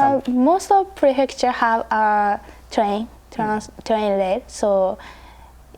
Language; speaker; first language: English; non-native, learner; Japanese